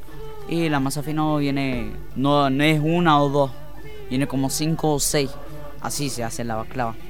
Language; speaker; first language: Spanish; non-native, learner; Arabic